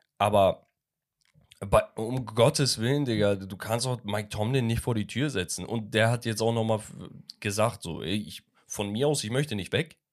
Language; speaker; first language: German; early bilingual, other home language; Turkish